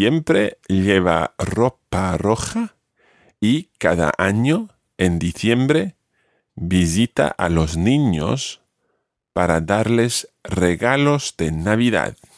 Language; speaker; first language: Spanish; non-native, fluent; English